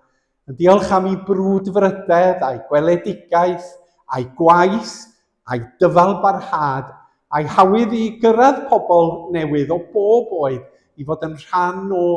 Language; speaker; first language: Welsh; native; Welsh